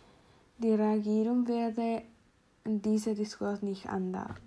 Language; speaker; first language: German; non-native, learner; Spanish